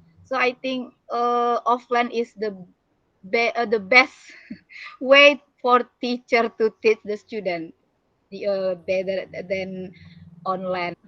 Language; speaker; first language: English; non-native, learner; Indonesian